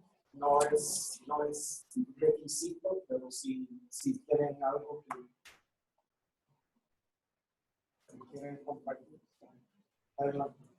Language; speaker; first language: Spanish; non-native, fluent; English